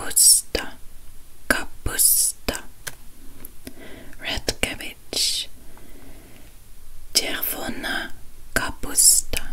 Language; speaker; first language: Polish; non-native, learner; Dutch